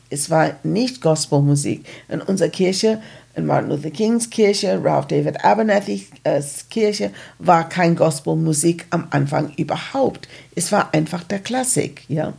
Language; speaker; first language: German; non-native, fluent; English